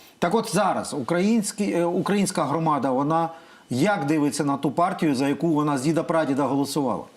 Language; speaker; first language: Ukrainian; native; Ukrainian